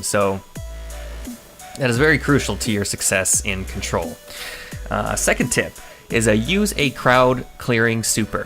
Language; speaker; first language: English; native; English